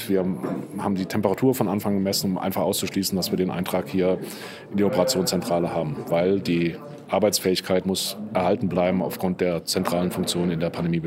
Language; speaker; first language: German; native; German